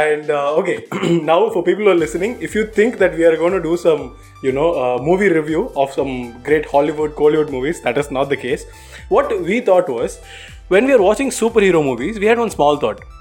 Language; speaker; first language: English; non-native, local second language; Tamil